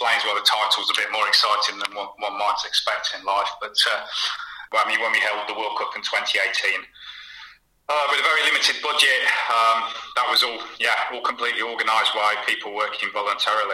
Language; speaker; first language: English; native; English